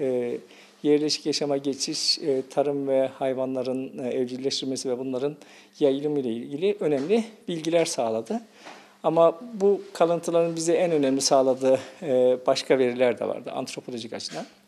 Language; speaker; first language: Turkish; native; Turkish